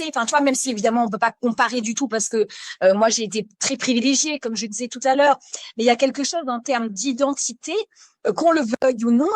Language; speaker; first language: French; native; French